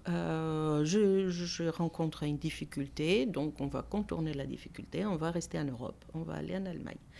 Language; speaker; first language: French; non-native, fluent; Greek